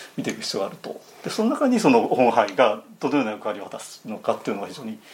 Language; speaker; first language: Japanese; native; Japanese